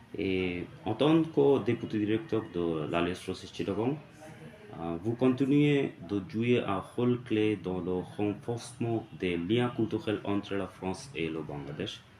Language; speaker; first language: French; non-native, fluent; Bangla